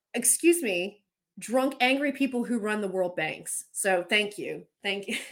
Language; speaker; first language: English; native; English